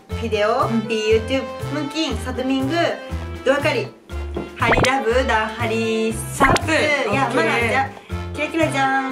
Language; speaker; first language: Indonesian; non-native, learner; Japanese